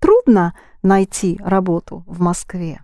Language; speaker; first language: Russian; non-native, fluent; English